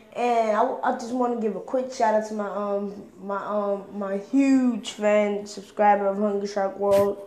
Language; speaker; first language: English; native; English